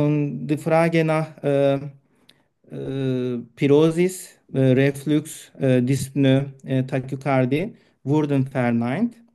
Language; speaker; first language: German; non-native, learner; Turkish